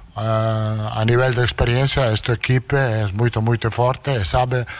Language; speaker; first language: Portuguese; non-native, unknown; Italian